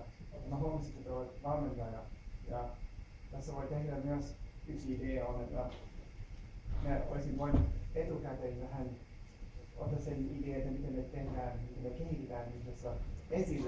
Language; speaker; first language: Finnish; non-native, learner; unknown